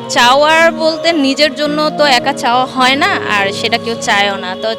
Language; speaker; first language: Bangla; non-native, local second language; Marma